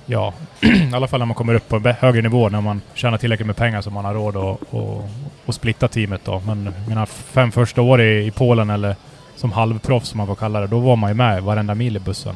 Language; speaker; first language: Swedish; native; Swedish